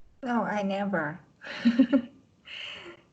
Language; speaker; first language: English; non-native, learner; Vietnamese